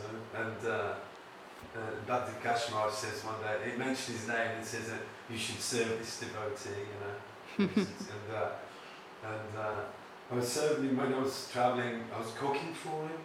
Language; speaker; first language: English; native; English